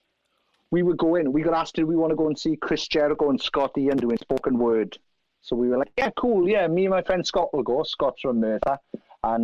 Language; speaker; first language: English; native; English